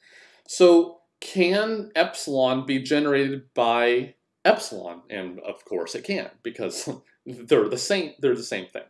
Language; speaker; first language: English; native; English